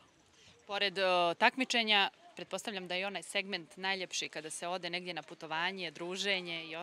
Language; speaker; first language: Serbian; native; Serbian